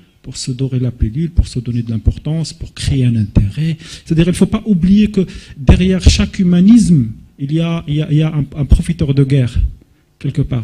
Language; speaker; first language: French; non-native, local second language; Arabic